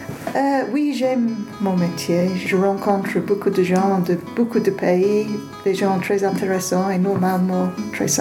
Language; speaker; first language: French; non-native, learner; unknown